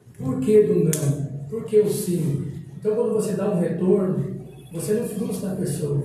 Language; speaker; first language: Portuguese; native; Portuguese